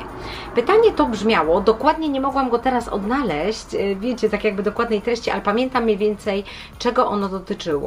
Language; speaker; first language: Polish; native; Polish